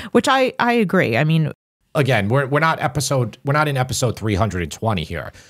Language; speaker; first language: English; native; English